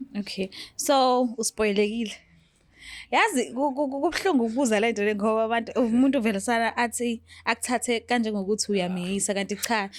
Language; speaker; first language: Zulu; native; Zulu